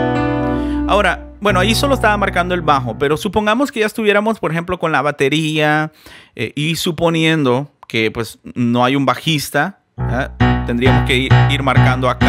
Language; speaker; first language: Spanish; native; Spanish